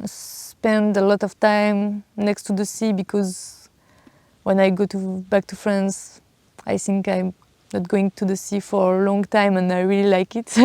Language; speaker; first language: English; non-native, learner; French